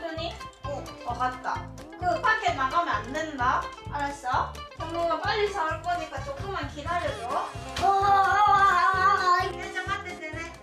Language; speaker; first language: Korean; non-native, fluent; Japanese